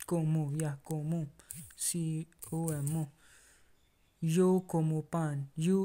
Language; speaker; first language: Spanish; non-native, learner; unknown